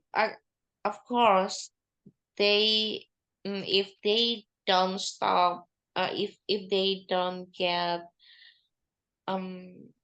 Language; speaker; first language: English; non-native, learner; Indonesian